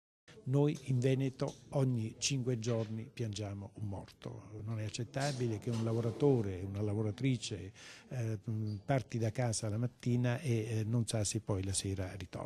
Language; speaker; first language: Italian; native; Italian